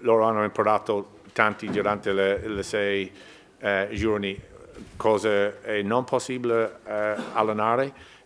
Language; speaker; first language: Italian; non-native, learner; English